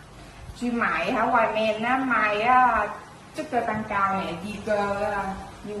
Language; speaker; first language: Chinese; non-native, learner; Vietnamese